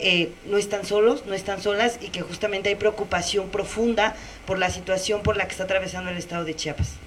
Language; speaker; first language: Spanish; native; Spanish